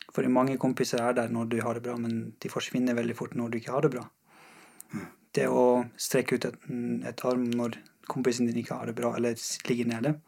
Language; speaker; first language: Norwegian; non-native, fluent; Persian